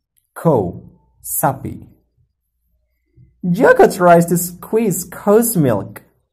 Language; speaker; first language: English; non-native, fluent; Indonesian